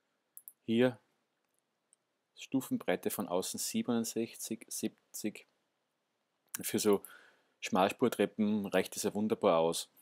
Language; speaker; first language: German; native; German